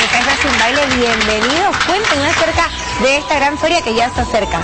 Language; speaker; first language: Spanish; native; Spanish